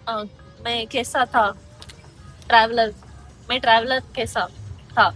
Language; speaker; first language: Hindi; non-native, local second language; Kannada